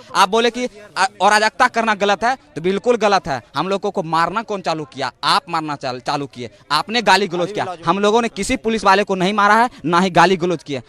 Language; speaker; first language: Hindi; native; Hindi